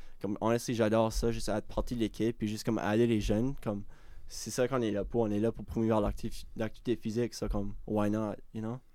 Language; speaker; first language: French; native; French